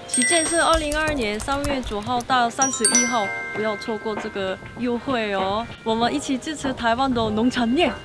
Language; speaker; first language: Chinese; non-native, fluent; Korean